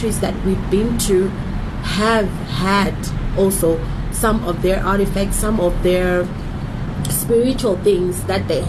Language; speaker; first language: English; non-native, local second language; Shona